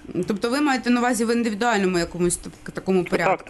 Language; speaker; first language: Ukrainian; native; Ukrainian